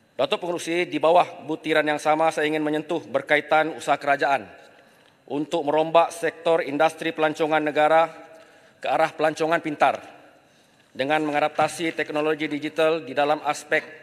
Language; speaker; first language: Malay; native; Malay